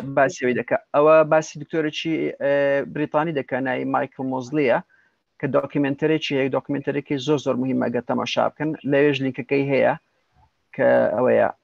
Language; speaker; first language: Central Kurdish; native; Central Kurdish